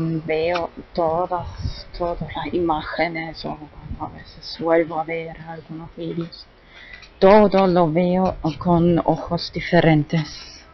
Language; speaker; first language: Spanish; non-native, fluent; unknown